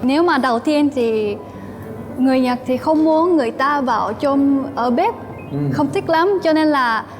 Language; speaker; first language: Vietnamese; non-native, fluent; Japanese